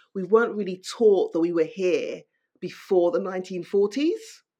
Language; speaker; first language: English; native; English